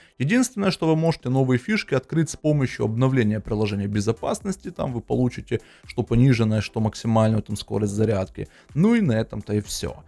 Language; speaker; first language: Russian; native; Russian